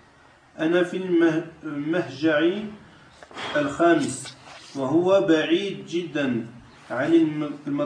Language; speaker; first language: Arabic; non-native, learner; French